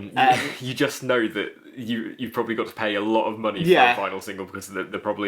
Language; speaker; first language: English; native; English